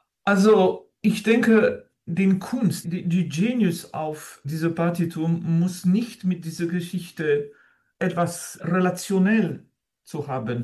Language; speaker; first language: German; non-native, fluent; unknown